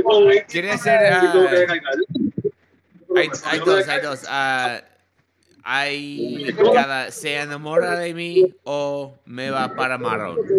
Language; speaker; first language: Spanish; non-native, learner; English